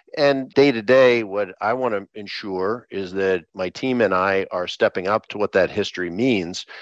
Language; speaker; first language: English; native; English